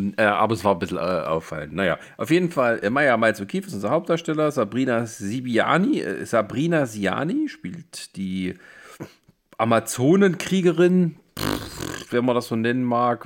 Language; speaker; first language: German; native; German